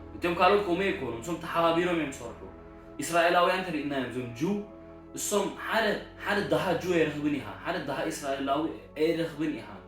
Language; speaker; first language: Tigrinya; early bilingual, heritage; Tigrinya